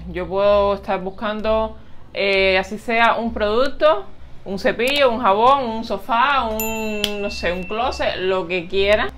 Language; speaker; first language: Spanish; native; Spanish